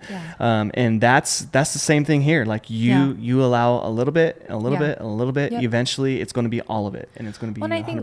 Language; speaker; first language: English; native; English